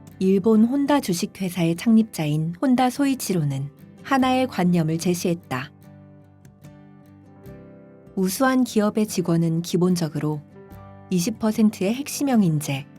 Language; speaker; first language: Korean; native; Korean